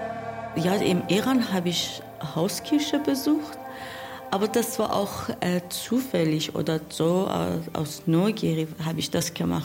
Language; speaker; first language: German; non-native, learner; Persian